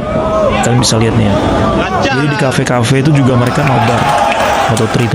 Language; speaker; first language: Indonesian; native; Indonesian